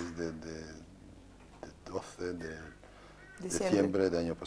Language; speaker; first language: Spanish; non-native, fluent; Bosnian